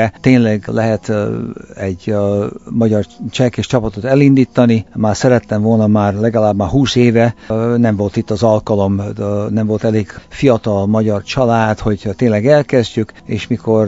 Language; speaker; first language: Hungarian; early bilingual, heritage; Hungarian